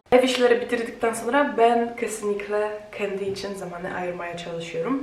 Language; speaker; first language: Turkish; non-native, fluent; Polish